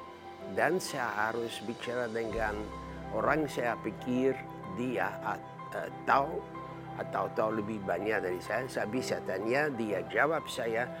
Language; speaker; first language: Indonesian; non-native, fluent; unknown